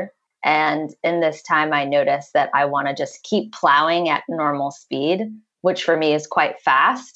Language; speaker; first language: English; native; English